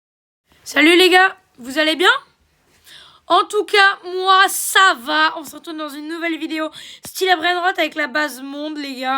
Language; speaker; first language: French; native; French